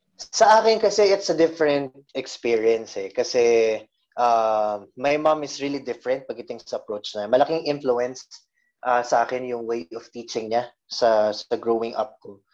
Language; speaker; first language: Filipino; native; Filipino